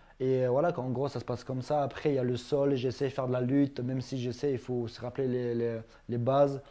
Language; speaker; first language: French; non-native, fluent; Ingush